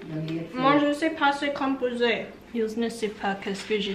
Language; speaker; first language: French; non-native, local second language; English